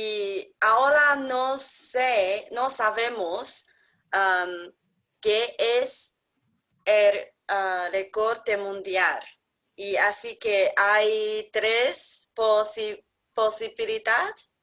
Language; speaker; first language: Spanish; non-native, learner; Chinese